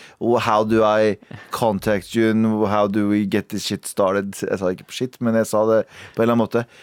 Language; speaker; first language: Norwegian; early bilingual, other home language; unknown